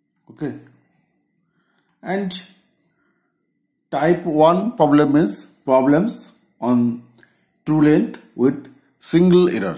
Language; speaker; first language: English; non-native, local second language; Bangla